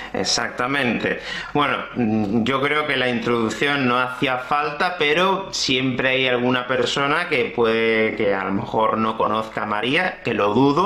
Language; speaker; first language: Spanish; native; Spanish